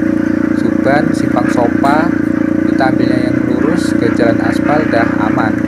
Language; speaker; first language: Indonesian; native; Indonesian